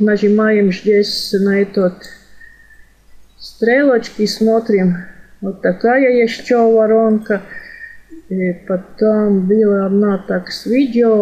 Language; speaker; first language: Russian; non-native, fluent; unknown